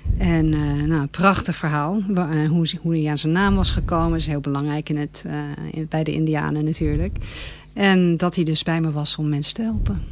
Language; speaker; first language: Dutch; early bilingual, heritage; Dutch